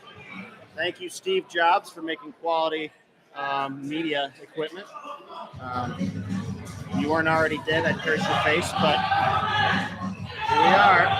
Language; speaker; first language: English; native; English